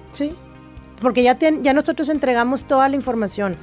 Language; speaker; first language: Spanish; native; Spanish